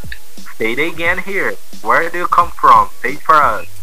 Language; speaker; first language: English; non-native, learner; Portuguese